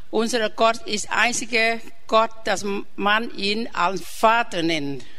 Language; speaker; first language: German; non-native, learner; Thai